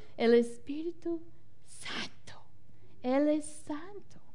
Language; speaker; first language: Spanish; non-native, fluent; English